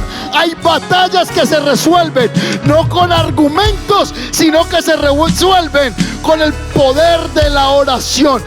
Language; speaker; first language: Spanish; native; Spanish